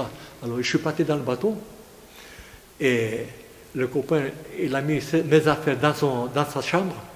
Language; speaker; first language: French; non-native, fluent; Greek